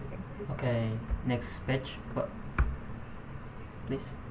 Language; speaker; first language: English; non-native, learner; Indonesian